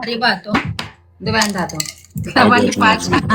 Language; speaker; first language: Italian; non-native, learner; Albanian